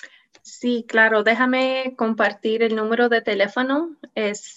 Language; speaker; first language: Spanish; non-native, learner; English